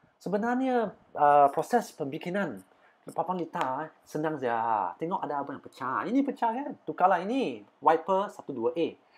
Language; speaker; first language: Malay; non-native, local second language; Chinese